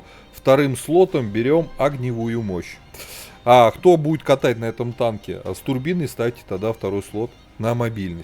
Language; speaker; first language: Russian; native; Russian